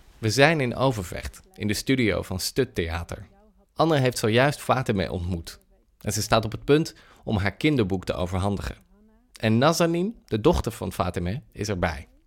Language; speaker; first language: Dutch; native; Dutch